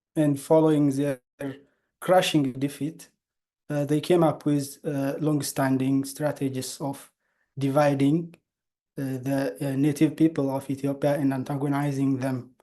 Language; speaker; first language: English; non-native, local second language; Amharic